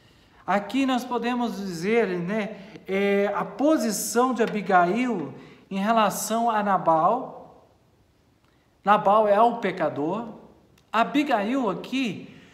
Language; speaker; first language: Portuguese; native; Portuguese